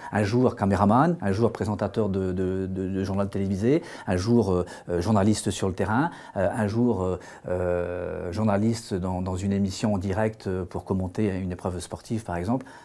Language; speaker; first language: French; native; French